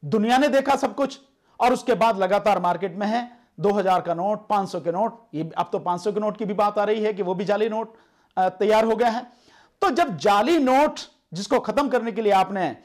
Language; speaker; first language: Hindi; native; Hindi